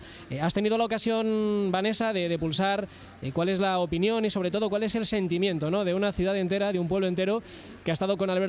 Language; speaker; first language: Spanish; native; Spanish